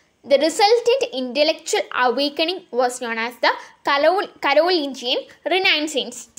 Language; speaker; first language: English; non-native, local second language; Malayalam